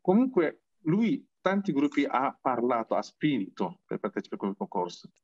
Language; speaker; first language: Italian; non-native, learner; Korean